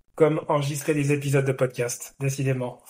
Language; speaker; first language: French; native; French